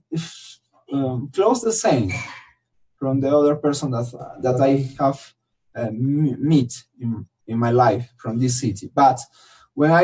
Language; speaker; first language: English; non-native, learner; Spanish